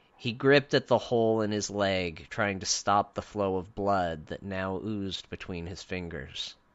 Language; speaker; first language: English; native; English